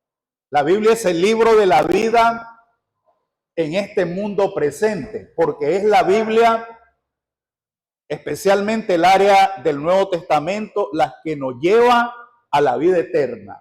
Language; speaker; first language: Spanish; native; Spanish